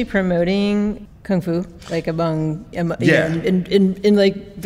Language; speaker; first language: English; native; English